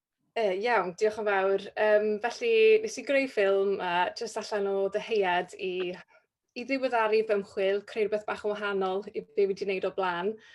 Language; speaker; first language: Welsh; native; Welsh